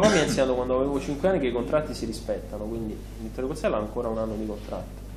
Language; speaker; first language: Italian; native; Italian